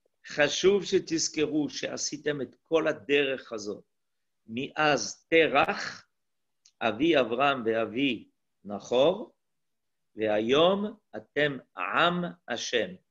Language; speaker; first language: Hebrew; non-native, fluent; French